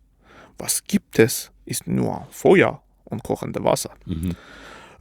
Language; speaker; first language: German; non-native, fluent; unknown